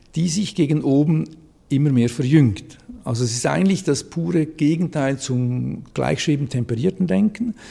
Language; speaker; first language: German; native; German